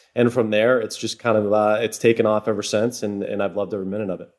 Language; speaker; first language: English; native; English